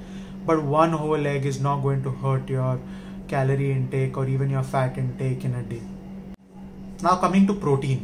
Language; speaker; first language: English; non-native, local second language; Hindi